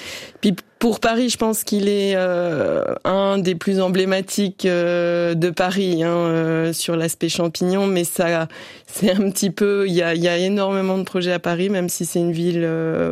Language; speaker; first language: French; native; French